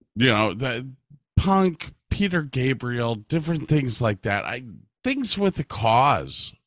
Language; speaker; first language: English; native; English